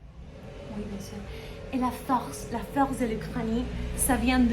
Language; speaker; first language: French; non-native, learner; Spanish